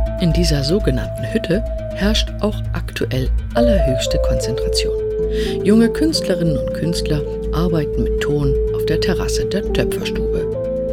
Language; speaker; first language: German; native; German